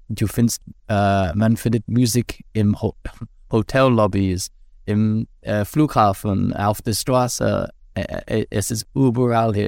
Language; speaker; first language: German; non-native, learner; English